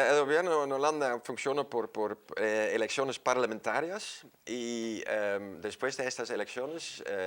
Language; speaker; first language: Spanish; non-native, fluent; Dutch